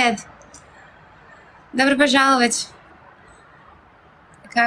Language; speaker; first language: Russian; non-native, learner; Turkmen